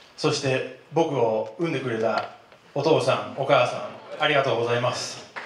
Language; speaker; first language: Japanese; non-native, fluent; Dutch